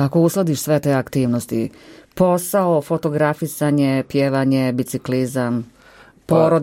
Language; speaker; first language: Serbian; native; Serbian